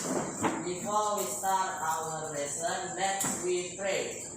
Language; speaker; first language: English; non-native, learner; Indonesian